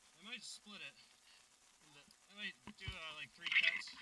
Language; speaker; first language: English; native; English